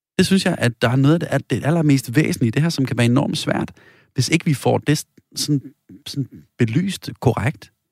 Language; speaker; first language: Danish; native; Danish